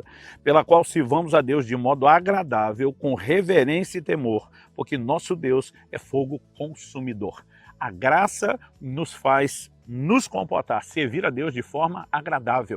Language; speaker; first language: Portuguese; native; Portuguese